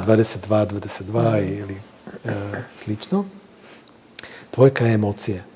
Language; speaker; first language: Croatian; non-native, fluent; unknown